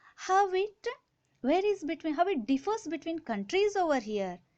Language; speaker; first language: English; non-native, local second language; Kannada